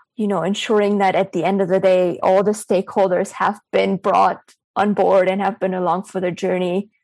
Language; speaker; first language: English; early bilingual, other home language; Bulgarian